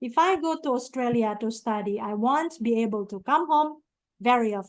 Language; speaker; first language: English; non-native, fluent; Indonesian